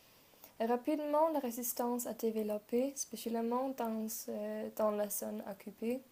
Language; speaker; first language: French; non-native, learner; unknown